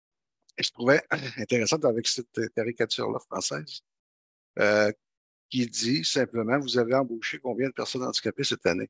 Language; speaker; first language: French; native; French